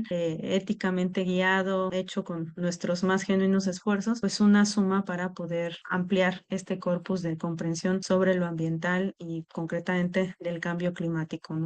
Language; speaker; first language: Spanish; native; Spanish